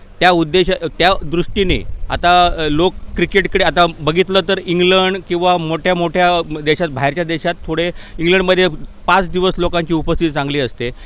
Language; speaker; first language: Marathi; native; Marathi